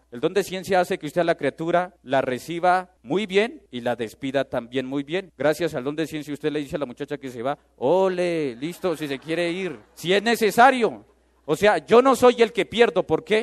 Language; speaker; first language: Spanish; native; Spanish